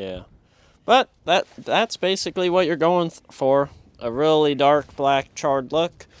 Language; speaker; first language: English; native; English